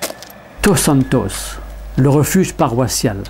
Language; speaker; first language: French; native; French